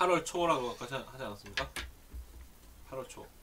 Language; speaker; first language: Korean; native; Korean